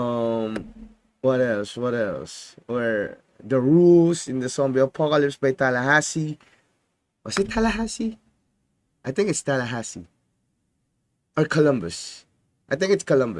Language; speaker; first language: English; non-native, fluent; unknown